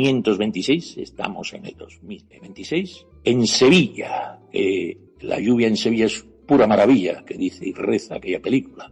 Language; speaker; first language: Spanish; native; Spanish